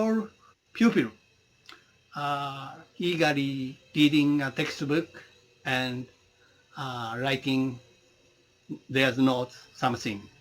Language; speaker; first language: English; non-native, learner; Japanese